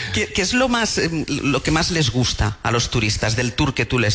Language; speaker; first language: Spanish; native; Spanish